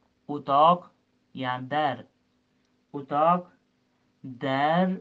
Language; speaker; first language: Persian; non-native, fluent; Urdu